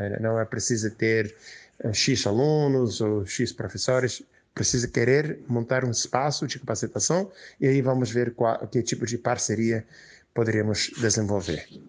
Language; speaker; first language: Portuguese; non-native, fluent; English